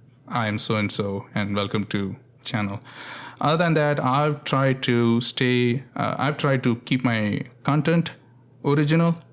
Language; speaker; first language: English; non-native, local second language; Tamil